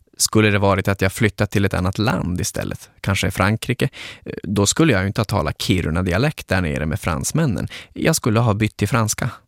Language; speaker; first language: Swedish; native; Swedish